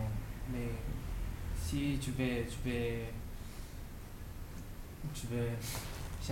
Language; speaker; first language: French; non-native, learner; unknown